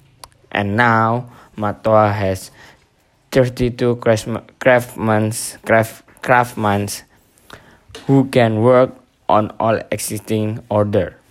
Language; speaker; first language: English; non-native, learner; Indonesian